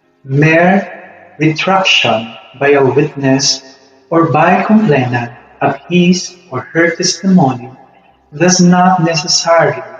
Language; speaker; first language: English; non-native, local second language; Filipino